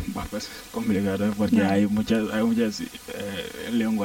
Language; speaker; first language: Spanish; non-native, learner; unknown